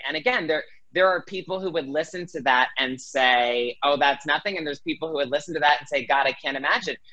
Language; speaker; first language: English; native; English